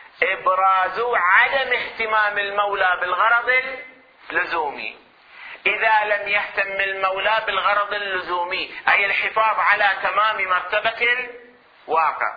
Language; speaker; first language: Arabic; native; Arabic